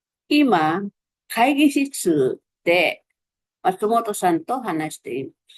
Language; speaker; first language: Japanese; non-native, fluent; Filipino